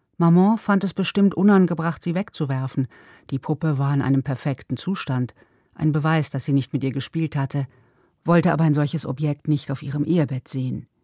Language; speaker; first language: German; native; German